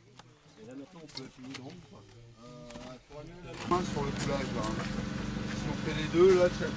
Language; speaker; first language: French; native; French